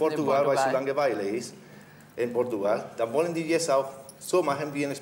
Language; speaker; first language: German; non-native, fluent; Spanish